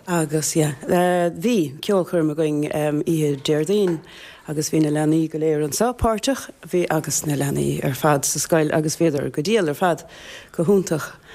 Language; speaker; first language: Irish; native; Irish